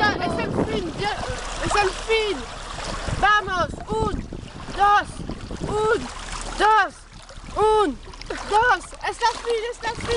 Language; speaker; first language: Spanish; non-native, learner; French